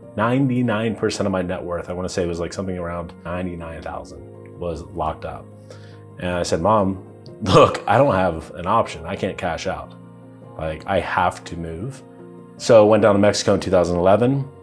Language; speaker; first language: English; native; English